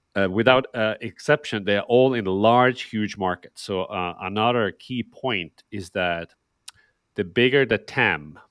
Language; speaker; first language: English; non-native, fluent; Estonian